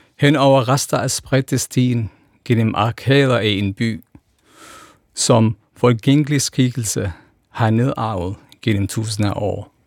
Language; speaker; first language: Danish; non-native, fluent; Kurdish